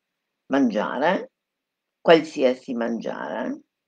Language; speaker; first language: Italian; non-native, fluent; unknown